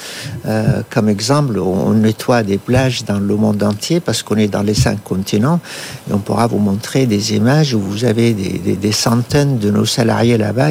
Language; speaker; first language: French; non-native, fluent; Arabic